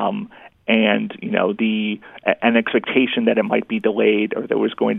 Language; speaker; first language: English; native; English